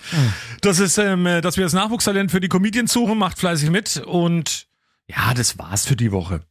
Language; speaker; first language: German; native; German